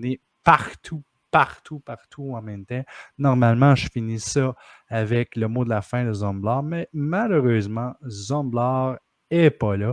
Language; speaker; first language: French; native; French